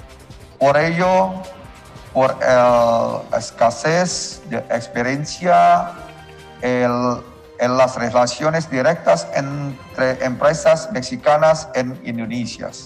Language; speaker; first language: Spanish; non-native, learner; Indonesian